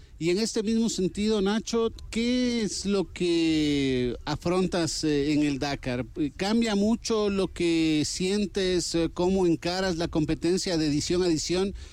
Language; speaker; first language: Spanish; native; Spanish